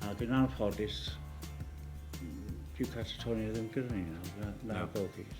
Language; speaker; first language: Welsh; native; Welsh